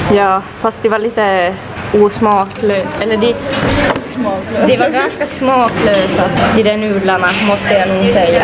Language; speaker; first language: Swedish; native; Swedish